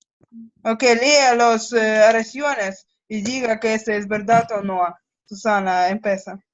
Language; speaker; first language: Spanish; non-native, learner; Russian